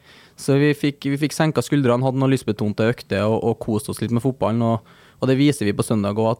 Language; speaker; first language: Norwegian; native; Norwegian